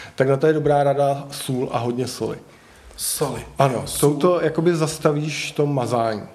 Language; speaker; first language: Czech; native; Czech